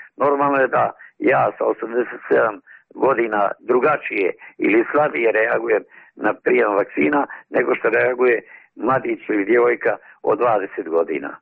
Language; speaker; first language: Serbian; native; Serbian